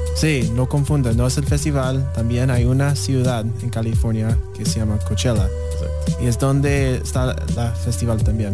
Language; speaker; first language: Spanish; non-native, learner; English